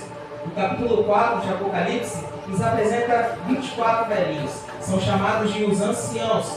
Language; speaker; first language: Portuguese; native; Portuguese